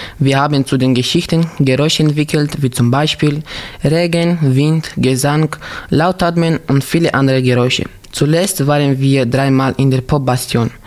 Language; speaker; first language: German; non-native, learner; Romanian